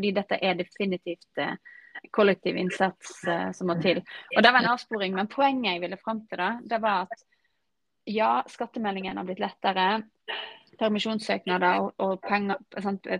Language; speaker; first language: Norwegian; native; Norwegian